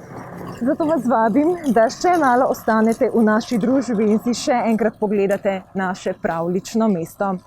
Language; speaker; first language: Slovenian; native; Slovenian